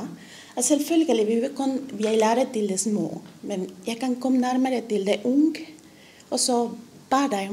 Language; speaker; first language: Norwegian; non-native, learner; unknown